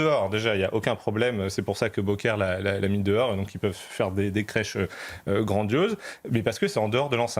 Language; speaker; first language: French; native; French